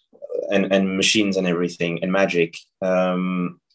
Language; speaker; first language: English; non-native, fluent; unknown